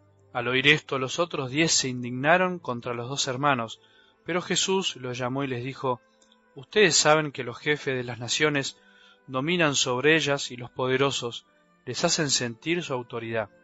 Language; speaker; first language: Spanish; native; Spanish